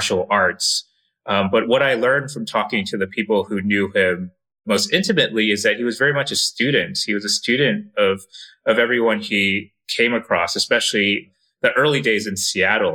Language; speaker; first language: English; native; English